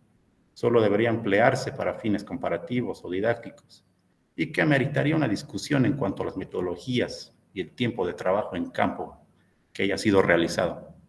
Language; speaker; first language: Spanish; native; Spanish